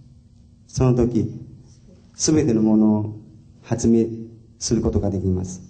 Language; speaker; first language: Japanese; non-native, fluent; Chinese